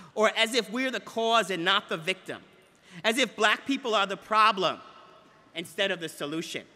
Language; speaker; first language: English; native; English